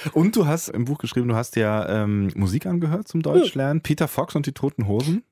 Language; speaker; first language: German; native; German